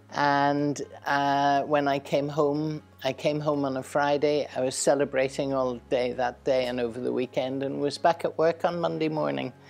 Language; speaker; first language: English; native; English